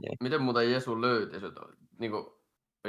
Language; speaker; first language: Finnish; native; Finnish